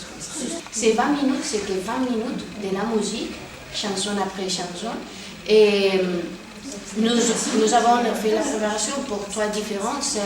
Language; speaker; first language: French; non-native, fluent; Spanish